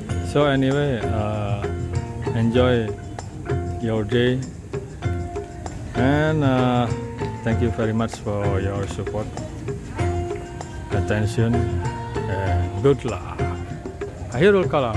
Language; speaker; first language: English; non-native, learner; Indonesian